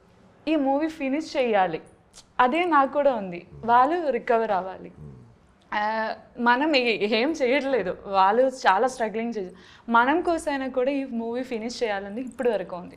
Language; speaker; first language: Telugu; non-native, local second language; Malayalam